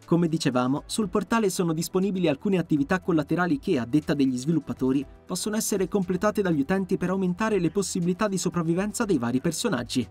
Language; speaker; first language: Italian; native; Italian